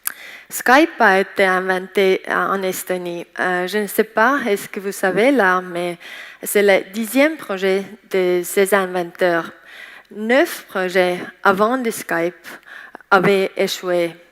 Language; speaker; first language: French; non-native, learner; Estonian